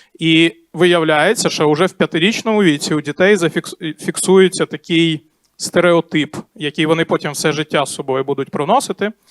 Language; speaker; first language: Ukrainian; non-native, local second language; Russian